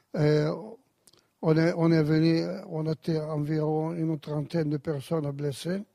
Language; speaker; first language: French; non-native, fluent; Arabic